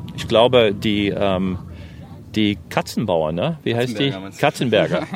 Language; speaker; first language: German; non-native, fluent; English